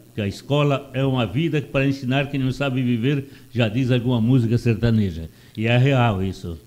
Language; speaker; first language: Portuguese; non-native, local second language; Italian